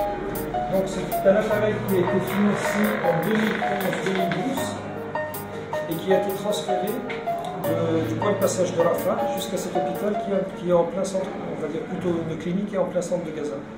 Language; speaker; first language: French; native; French